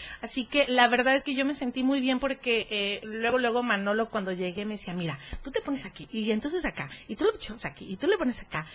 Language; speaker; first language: Spanish; native; Spanish